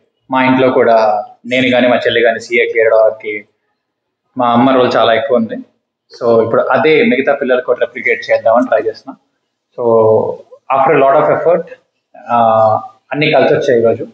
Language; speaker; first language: Telugu; native; Telugu